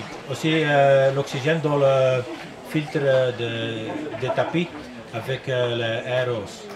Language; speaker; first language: French; non-native, learner; Dutch